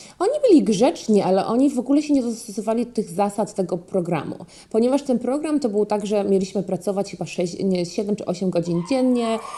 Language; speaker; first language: Polish; native; Polish